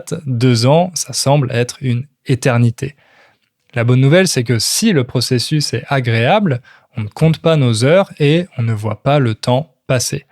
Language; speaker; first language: French; native; French